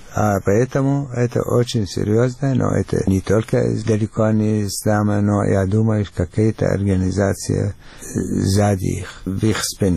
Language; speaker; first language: Russian; non-native, fluent; Arabic